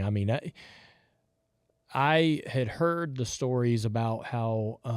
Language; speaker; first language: English; native; English